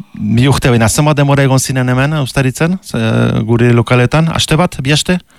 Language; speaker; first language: Basque; native; Basque